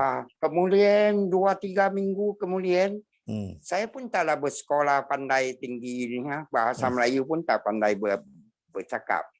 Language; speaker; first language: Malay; non-native, local second language; Chinese